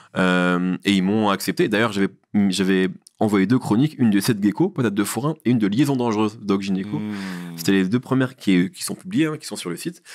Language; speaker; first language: French; early bilingual, other home language; Arabic